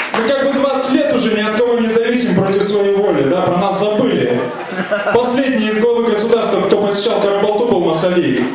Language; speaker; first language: Russian; native; Russian